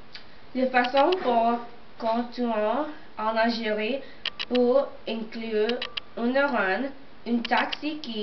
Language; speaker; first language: French; non-native, learner; English